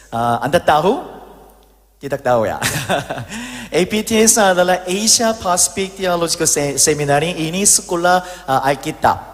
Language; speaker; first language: Indonesian; non-native, learner; Korean